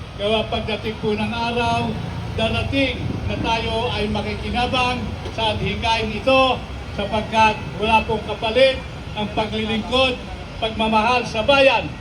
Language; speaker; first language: Filipino; native; Filipino